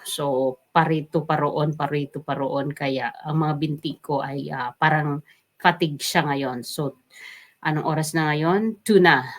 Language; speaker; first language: Filipino; native; Filipino